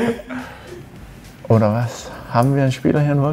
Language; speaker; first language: German; non-native, fluent; Danish